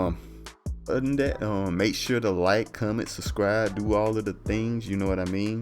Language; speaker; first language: English; native; English